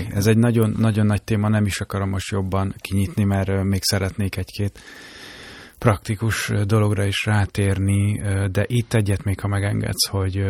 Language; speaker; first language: Hungarian; native; Hungarian